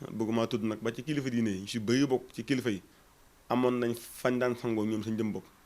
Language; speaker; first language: Wolof; non-native, local second language; Fula